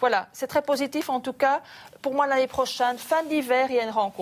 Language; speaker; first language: French; native; French